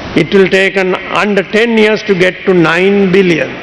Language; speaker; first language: English; non-native, local second language; Sinhala